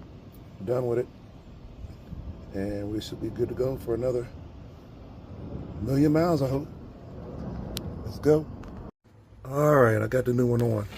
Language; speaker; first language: English; native; English